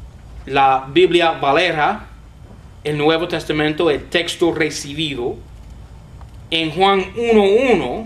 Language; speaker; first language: Spanish; non-native, fluent; English